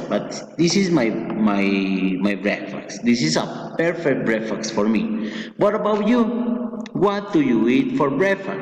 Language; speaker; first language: English; non-native, fluent; Spanish